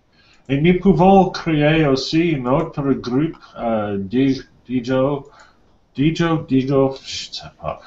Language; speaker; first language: French; non-native, learner; English